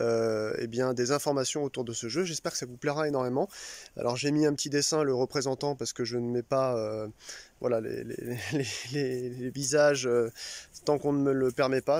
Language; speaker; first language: French; native; French